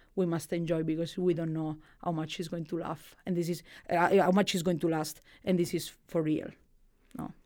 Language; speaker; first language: English; non-native, fluent; Italian